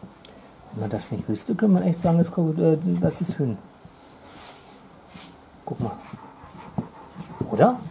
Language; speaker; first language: German; native; German